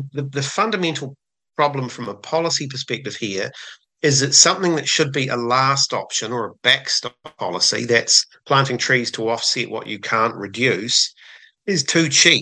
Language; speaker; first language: English; native; English